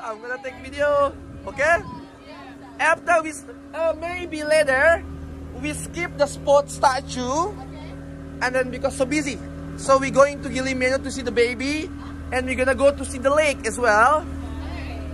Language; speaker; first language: English; non-native, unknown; Indonesian